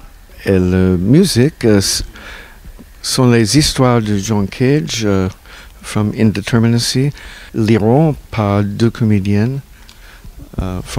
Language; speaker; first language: French; non-native, learner; English